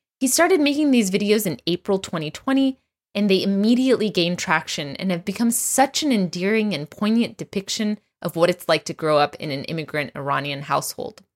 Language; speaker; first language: English; early bilingual, other home language; Persian